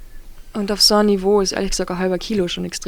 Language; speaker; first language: German; native; German